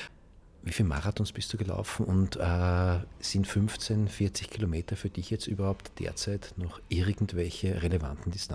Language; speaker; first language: German; native; German